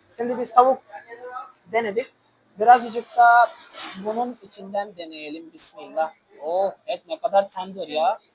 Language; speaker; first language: Turkish; non-native, fluent; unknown